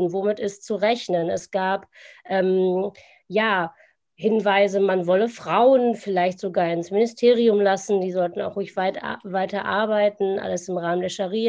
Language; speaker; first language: German; native; German